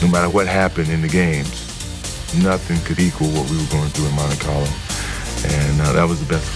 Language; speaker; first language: English; native; English